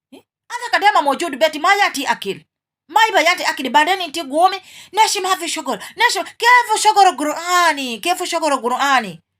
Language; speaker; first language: Arabic; non-native, learner; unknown